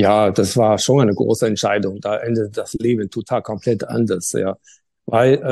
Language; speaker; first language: German; non-native, learner; Chinese